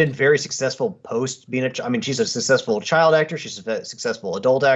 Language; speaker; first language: English; native; English